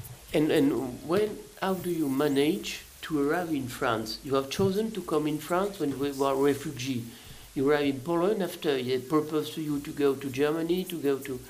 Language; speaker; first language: English; non-native, learner; French